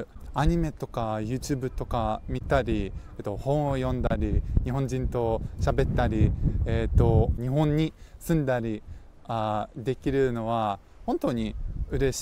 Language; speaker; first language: Japanese; non-native, learner; Russian